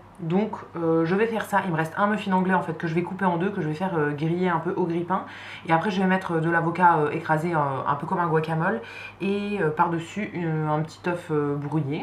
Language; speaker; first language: French; native; French